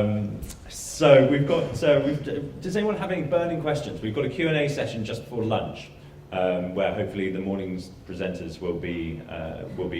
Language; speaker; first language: English; native; English